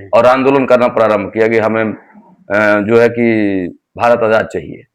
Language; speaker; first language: Hindi; native; Hindi